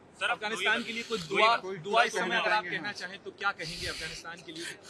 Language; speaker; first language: Hindi; native; Hindi